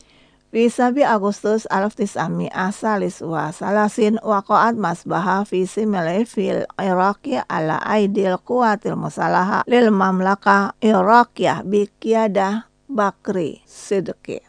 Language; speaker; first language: Arabic; non-native, fluent; Indonesian